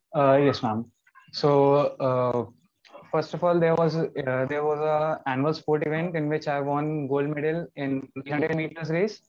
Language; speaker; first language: English; non-native, local second language; Hindi